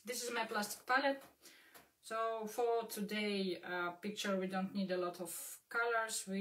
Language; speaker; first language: English; non-native, fluent; Russian